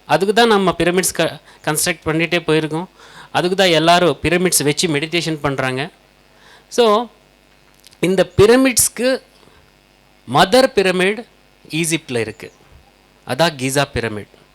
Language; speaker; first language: Tamil; native; Tamil